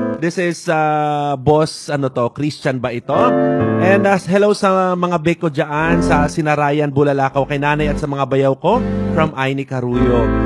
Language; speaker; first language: Filipino; native; Filipino